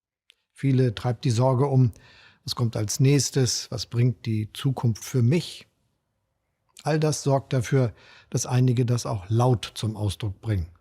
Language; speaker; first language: German; native; German